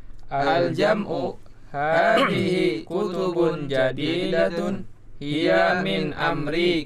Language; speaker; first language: Arabic; non-native, learner; Indonesian